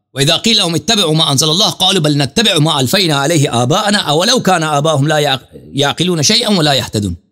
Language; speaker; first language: Urdu; non-native, fluent; Persian